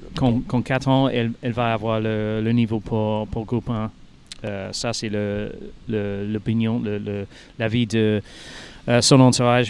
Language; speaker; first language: French; non-native, learner; English